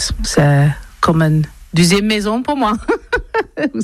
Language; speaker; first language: French; non-native, learner; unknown